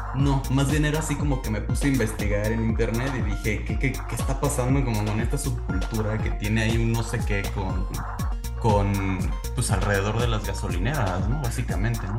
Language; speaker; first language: Spanish; native; Spanish